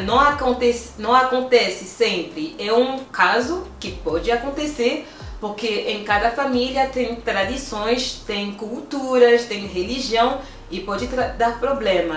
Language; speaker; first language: Portuguese; non-native, fluent; French